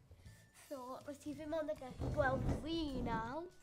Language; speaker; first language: Welsh; non-native, local second language; English